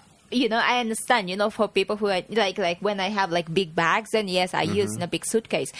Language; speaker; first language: English; non-native, fluent; Japanese